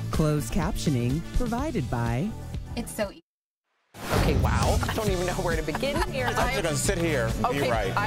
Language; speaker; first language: English; native; English